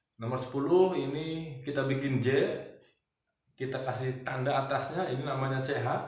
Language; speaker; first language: Indonesian; native; Indonesian